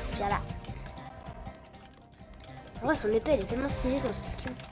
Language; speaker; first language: French; native; French